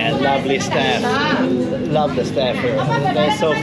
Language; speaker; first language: English; non-native, fluent; Swedish